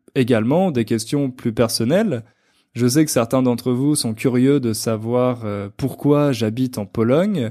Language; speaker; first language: French; native; French